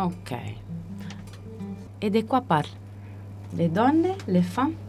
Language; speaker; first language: French; non-native, learner; Italian